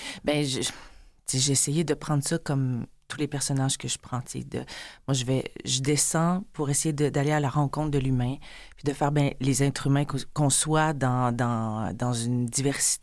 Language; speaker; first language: French; native; French